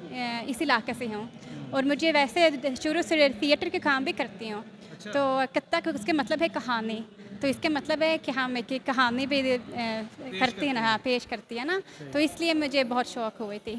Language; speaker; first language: Hindi; non-native, learner; Swedish